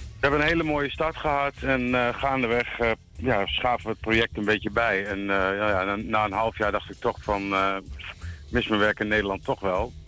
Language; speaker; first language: Dutch; native; Dutch